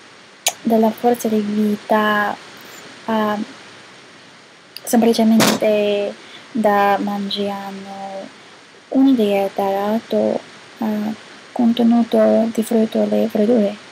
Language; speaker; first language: Italian; non-native, learner; English